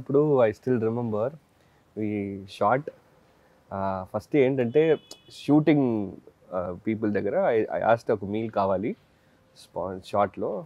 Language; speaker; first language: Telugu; non-native, learner; Tamil